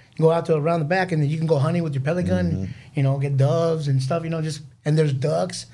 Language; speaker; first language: English; early bilingual, other home language; Spanish